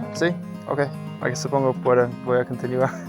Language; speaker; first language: Spanish; non-native, learner; English